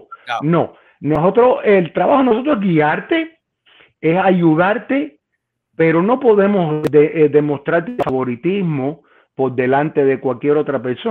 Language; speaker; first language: Spanish; native; Spanish